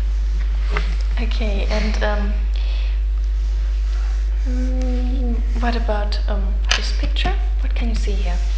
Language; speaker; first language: English; non-native, fluent; German